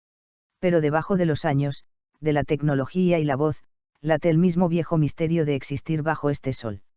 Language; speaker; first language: Spanish; native; Spanish